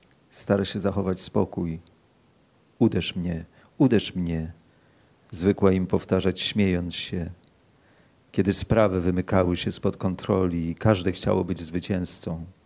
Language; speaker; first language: Polish; native; Polish